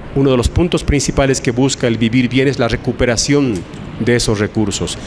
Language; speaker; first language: Spanish; non-native, local second language; Aymara